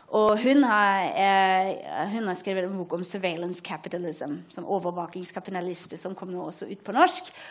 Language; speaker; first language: Norwegian; non-native, fluent; German